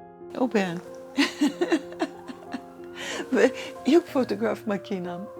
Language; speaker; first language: Turkish; non-native, fluent; English